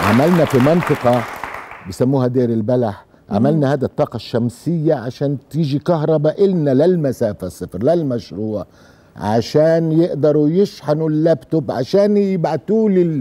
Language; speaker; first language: Arabic; native; Arabic